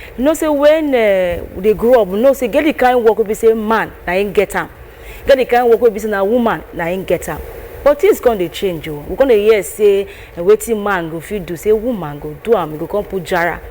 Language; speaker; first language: Nigerian Pidgin; native; Nigerian Pidgin